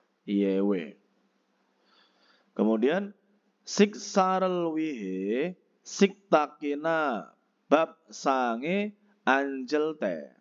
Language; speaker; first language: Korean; non-native, fluent; Indonesian